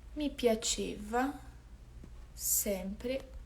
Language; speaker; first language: Italian; non-native, fluent; Portuguese